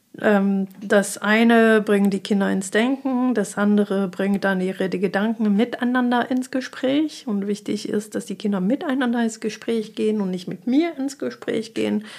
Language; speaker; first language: German; non-native, fluent; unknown